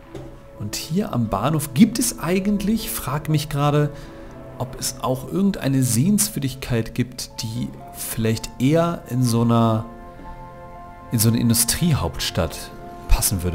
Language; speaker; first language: German; native; German